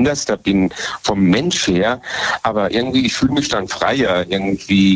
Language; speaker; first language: German; native; German